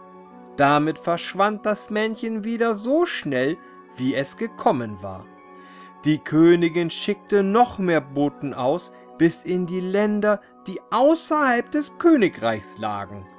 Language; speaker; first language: German; native; German